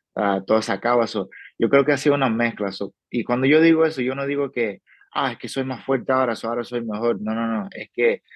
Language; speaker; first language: Spanish; early bilingual, heritage; Spanish